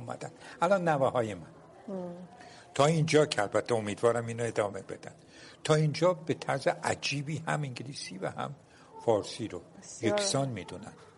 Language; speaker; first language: Persian; non-native, local second language; Turkish